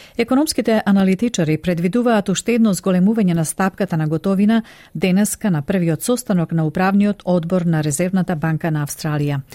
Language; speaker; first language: Macedonian; native; Macedonian